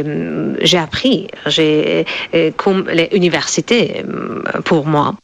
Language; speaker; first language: French; non-native, learner; Persian